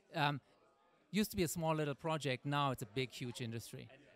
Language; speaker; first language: English; native; English